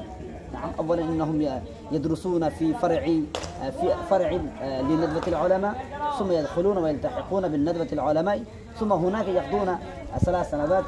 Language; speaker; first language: Arabic; non-native, fluent; Urdu